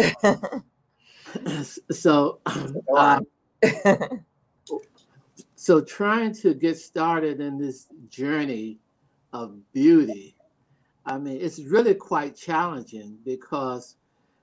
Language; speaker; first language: English; native; English